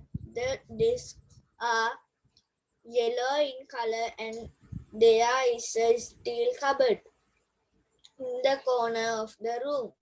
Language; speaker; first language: English; non-native, learner; Sinhala